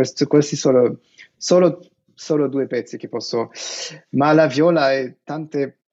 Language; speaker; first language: Italian; non-native, fluent; Russian